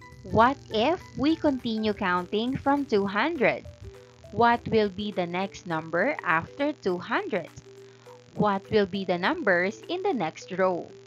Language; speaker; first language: English; non-native, local second language; Filipino